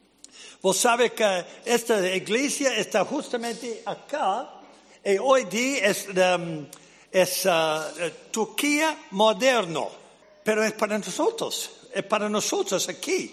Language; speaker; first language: Spanish; non-native, fluent; English